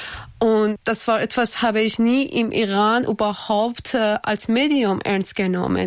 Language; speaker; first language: German; non-native, learner; Persian